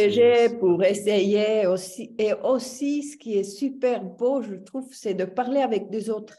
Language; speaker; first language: French; non-native, local second language; German